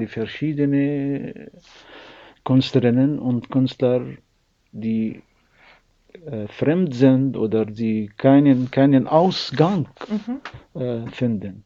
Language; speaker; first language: German; non-native, learner; Arabic